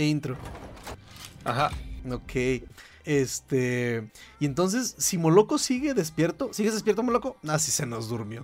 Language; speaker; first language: Spanish; native; Spanish